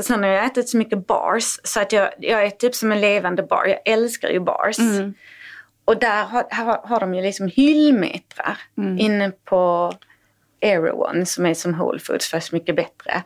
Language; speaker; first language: Swedish; native; Swedish